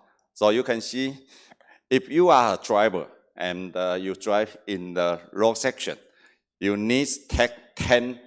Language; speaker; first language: English; non-native, learner; Chinese